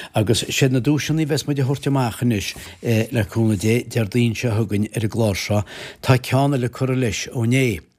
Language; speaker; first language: Irish; native; Irish